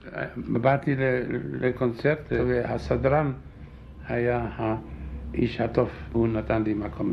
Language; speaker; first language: Hebrew; non-native, fluent; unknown